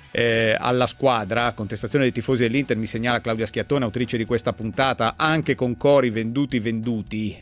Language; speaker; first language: Italian; native; Italian